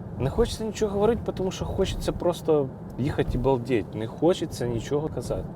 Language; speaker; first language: Ukrainian; non-native, local second language; Russian